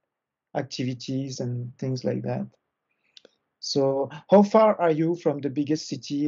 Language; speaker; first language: English; non-native, fluent; French